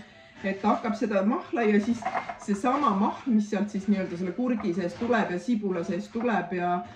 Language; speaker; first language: Estonian; native; Estonian